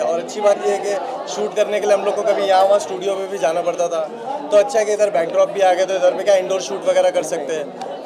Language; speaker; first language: Hindi; native; Hindi